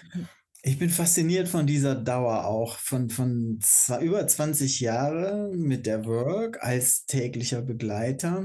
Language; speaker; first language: German; native; German